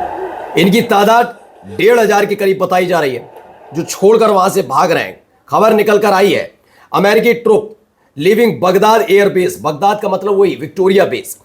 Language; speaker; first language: Hindi; native; Hindi